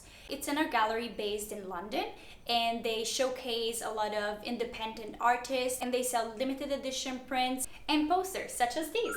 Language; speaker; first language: English; non-native, fluent; Italian